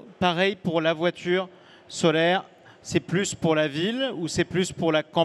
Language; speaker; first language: French; native; French